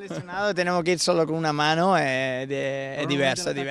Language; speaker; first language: Italian; non-native, learner; Spanish